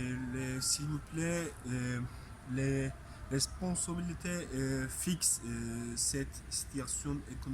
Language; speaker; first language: French; non-native, learner; Turkish